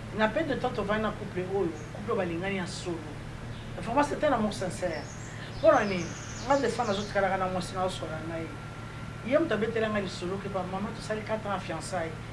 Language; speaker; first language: Lingala; non-native, local second language; Luba-Lulua